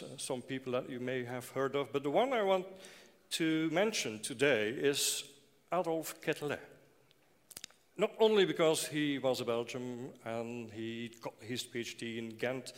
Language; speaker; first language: English; non-native, fluent; Dutch